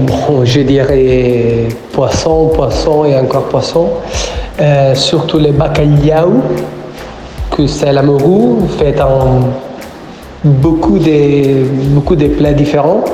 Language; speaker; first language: French; non-native, fluent; Italian